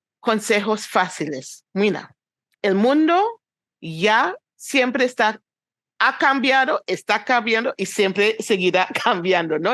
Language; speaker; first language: Spanish; non-native, fluent; English